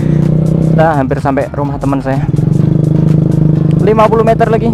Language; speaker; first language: Indonesian; non-native, local second language; Javanese